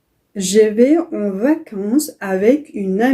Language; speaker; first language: French; non-native, fluent; Tigrinya